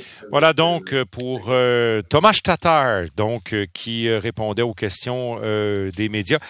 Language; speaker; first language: French; native; French